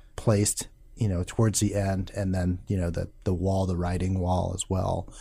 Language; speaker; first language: English; native; English